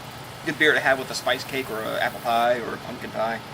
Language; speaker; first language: English; native; English